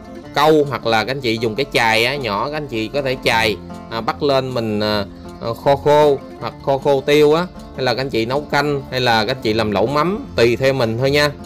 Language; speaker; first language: Vietnamese; native; Vietnamese